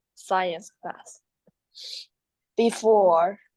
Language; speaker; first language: English; non-native, learner; Chinese